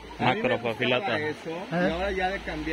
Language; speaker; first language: Spanish; native; Spanish